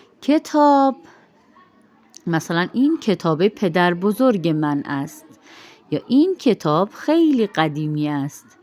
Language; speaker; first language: Persian; non-native, fluent; Urdu